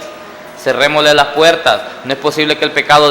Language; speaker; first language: Spanish; native; Spanish